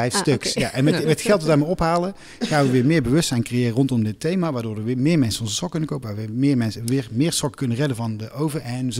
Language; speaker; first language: Dutch; native; Dutch